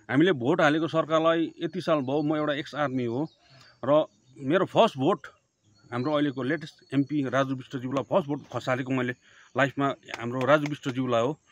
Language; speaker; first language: Nepali; native; Nepali